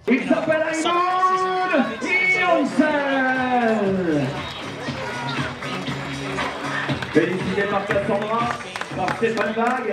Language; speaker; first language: French; native; French